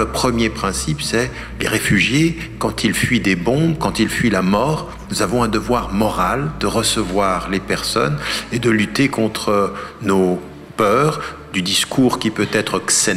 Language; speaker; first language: French; early bilingual, other home language; Arabic